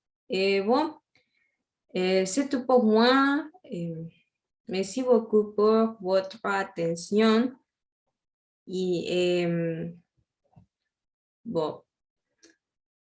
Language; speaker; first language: French; non-native, learner; Spanish